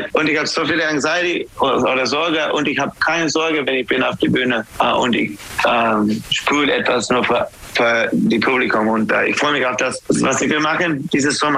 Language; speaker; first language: German; non-native, fluent; English